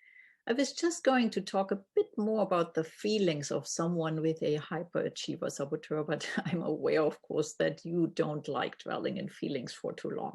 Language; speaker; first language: English; non-native, fluent; German